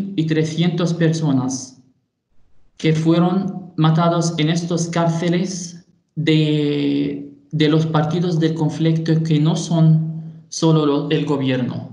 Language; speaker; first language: Spanish; non-native, fluent; Arabic